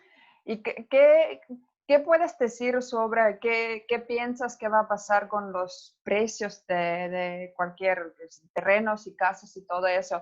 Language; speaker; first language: Spanish; non-native, fluent; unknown